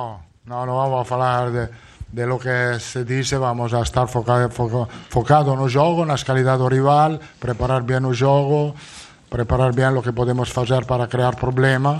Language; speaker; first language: Portuguese; non-native, fluent; Italian